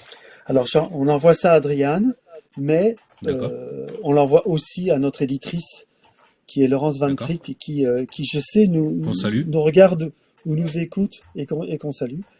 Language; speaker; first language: French; native; French